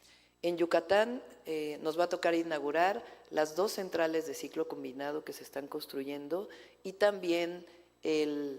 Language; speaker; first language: Spanish; native; Spanish